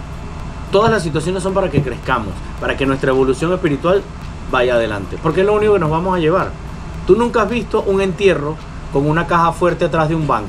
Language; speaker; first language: Spanish; native; Spanish